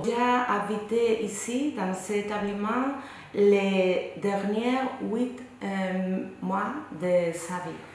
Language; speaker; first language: French; non-native, fluent; Spanish